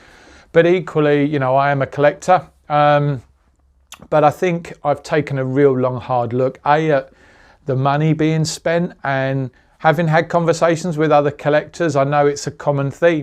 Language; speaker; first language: English; native; English